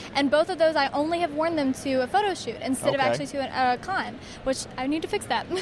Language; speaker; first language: English; native; English